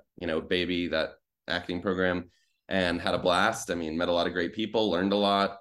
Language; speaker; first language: English; native; English